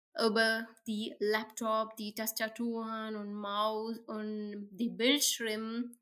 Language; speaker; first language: German; non-native, learner; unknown